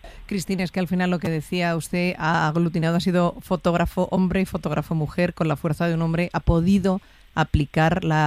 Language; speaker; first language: Spanish; native; Spanish